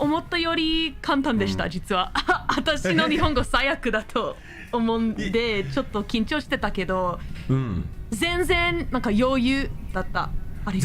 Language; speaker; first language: Japanese; non-native, learner; English